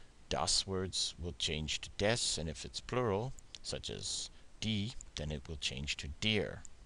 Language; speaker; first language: English; native; English